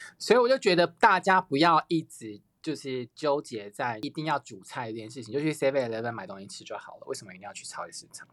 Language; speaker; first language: Chinese; native; Chinese